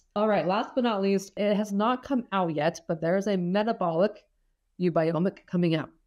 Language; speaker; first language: English; native; English